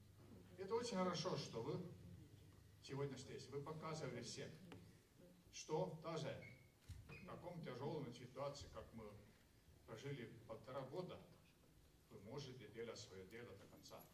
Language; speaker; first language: Russian; non-native, local second language; Estonian